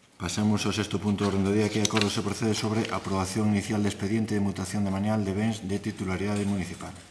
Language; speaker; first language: Galician; native; Galician